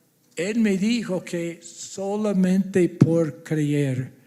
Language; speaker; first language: Spanish; non-native, fluent; English